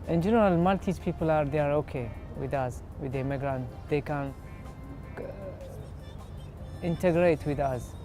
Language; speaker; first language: English; non-native, learner; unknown